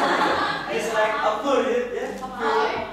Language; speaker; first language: English; non-native, learner; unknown